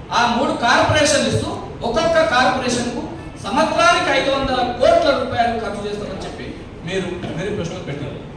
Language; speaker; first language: Telugu; non-native, local second language; Lambadi